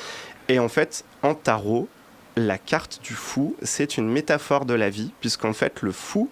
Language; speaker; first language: French; native; French